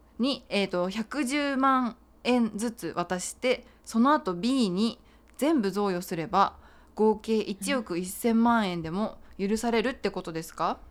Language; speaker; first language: Japanese; native; Japanese